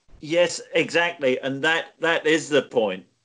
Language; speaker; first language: English; native; English